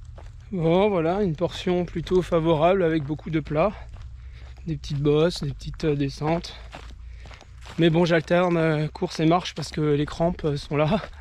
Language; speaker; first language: French; native; French